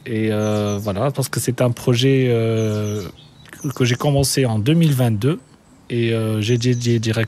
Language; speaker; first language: French; non-native, local second language; Arabic